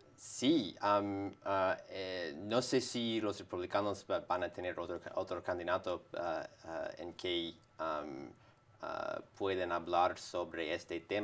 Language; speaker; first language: Spanish; non-native, fluent; English